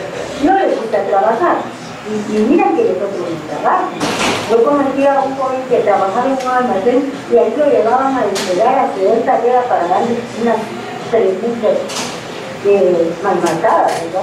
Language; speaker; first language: Spanish; native; Spanish